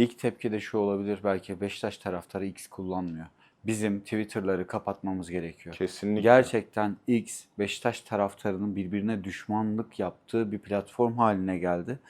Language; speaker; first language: Turkish; native; Turkish